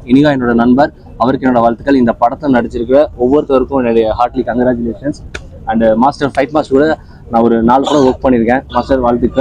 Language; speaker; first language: Tamil; native; Tamil